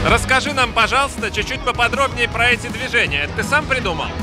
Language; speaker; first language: Russian; native; Russian